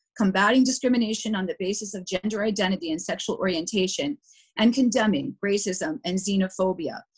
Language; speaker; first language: English; native; English